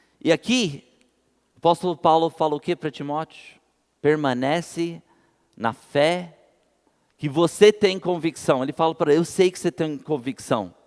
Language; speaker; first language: Portuguese; non-native, fluent; English